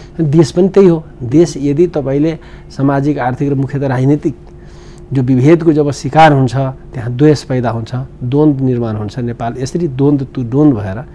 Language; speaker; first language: Nepali; non-native, local second language; Bhojpuri